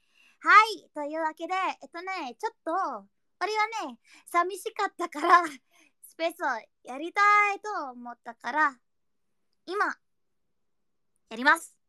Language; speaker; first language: Japanese; non-native, learner; Indonesian